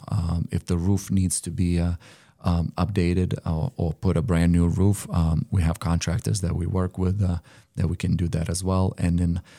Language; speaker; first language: English; non-native, fluent; Lithuanian